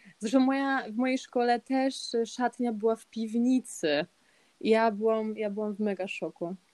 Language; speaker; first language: Polish; early bilingual, heritage; Polish